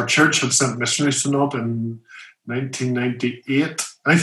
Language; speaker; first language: English; native; English